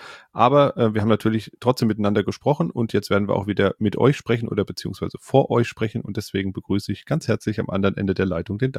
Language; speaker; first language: German; native; German